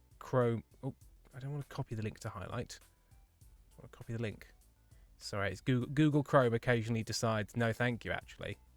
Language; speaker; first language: English; native; English